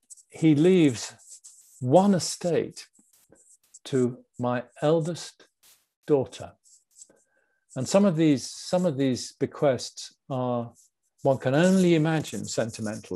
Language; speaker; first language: English; native; English